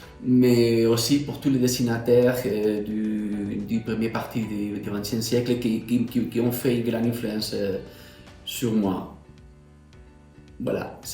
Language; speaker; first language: French; non-native, fluent; Spanish